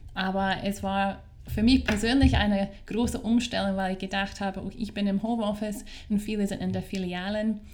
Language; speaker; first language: German; non-native, fluent; English